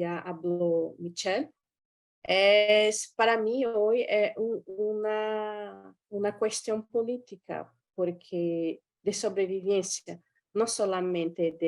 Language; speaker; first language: Spanish; non-native, learner; Portuguese